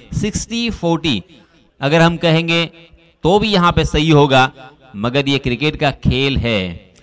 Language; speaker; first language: Hindi; non-native, local second language; Marathi